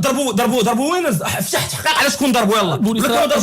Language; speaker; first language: Arabic; native; Arabic